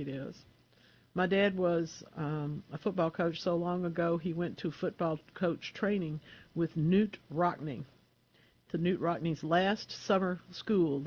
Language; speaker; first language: English; native; English